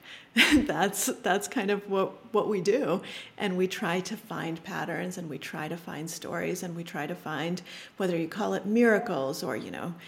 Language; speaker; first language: English; early bilingual, other home language; Russian